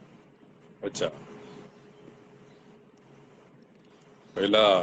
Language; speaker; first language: Hindi; non-native, local second language; Telugu